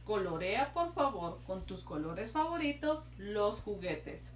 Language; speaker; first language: Spanish; native; Spanish